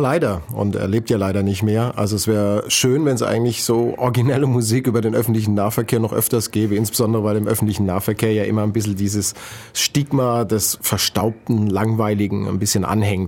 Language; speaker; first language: German; native; German